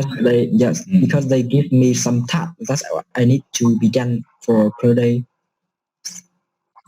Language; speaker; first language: English; non-native, learner; Vietnamese